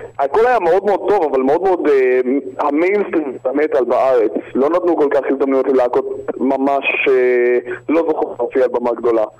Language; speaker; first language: Hebrew; native; Hebrew